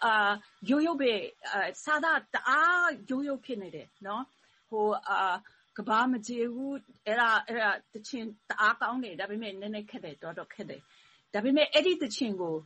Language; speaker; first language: Burmese; non-native, learner; Thai